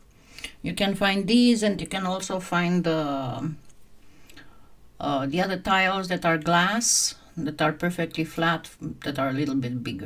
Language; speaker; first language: English; non-native, fluent; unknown